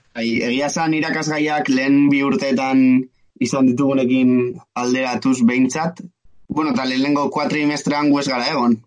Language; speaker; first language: Basque; non-native, local second language; Spanish